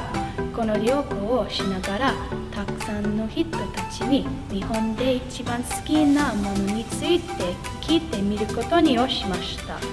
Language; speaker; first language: Japanese; non-native, learner; English